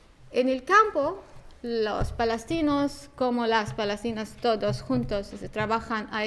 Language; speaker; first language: Spanish; non-native, learner; Arabic